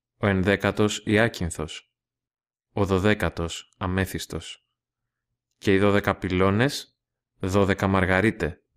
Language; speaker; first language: Greek; non-native, learner; Russian